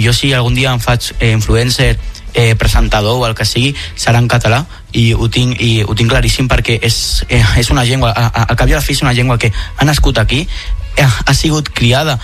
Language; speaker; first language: Catalan; non-native, local second language; Spanish